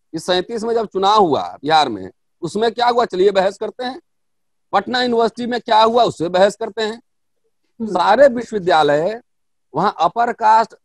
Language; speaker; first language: Hindi; native; Hindi